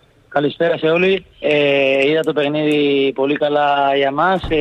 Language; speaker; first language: Greek; non-native, learner; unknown